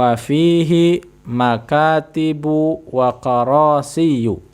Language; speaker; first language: Arabic; non-native, fluent; Indonesian